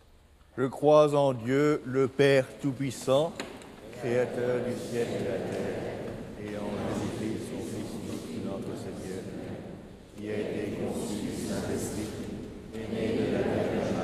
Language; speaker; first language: French; native; French